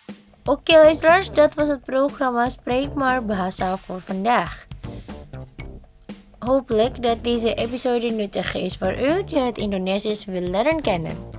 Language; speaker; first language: Dutch; non-native, learner; Indonesian